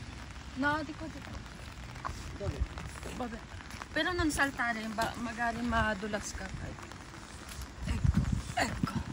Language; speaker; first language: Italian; non-native, learner; Filipino